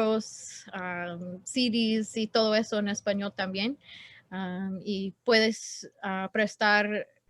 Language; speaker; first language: Spanish; non-native, learner; English